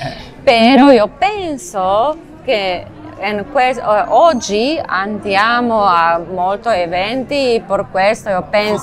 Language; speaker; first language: Italian; non-native, learner; Slovak